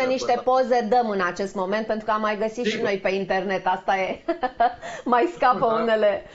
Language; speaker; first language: Romanian; native; Romanian